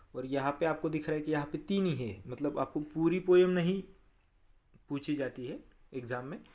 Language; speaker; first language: Hindi; non-native, local second language; Marathi